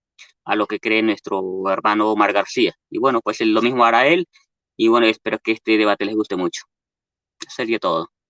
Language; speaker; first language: Spanish; native; Spanish